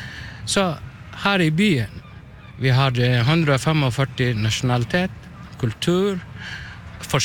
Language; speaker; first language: Norwegian; non-native, learner; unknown